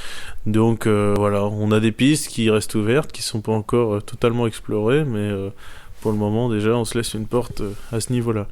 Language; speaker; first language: French; native; French